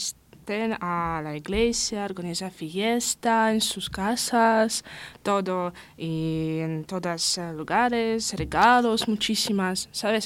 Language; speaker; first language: Spanish; non-native, learner; Russian